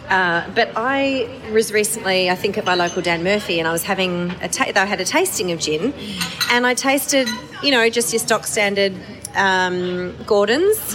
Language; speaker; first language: English; native; English